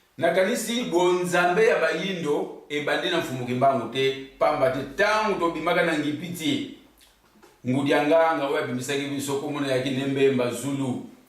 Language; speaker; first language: Lingala; non-native, local second language; Kongo